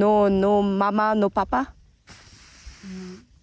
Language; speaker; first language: Spanish; non-native, learner; English